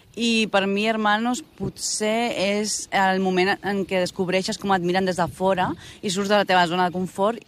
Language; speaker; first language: Catalan; non-native, local second language; Spanish